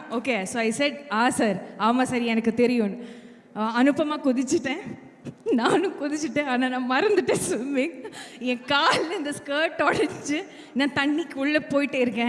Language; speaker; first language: Tamil; non-native, fluent; Malayalam